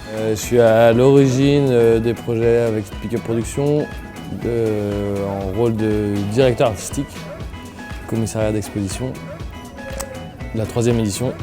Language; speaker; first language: French; native; French